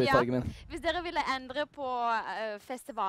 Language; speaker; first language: Norwegian; non-native, learner; Lithuanian